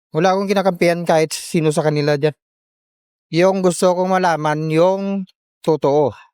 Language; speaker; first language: Filipino; non-native, local second language; Cebuano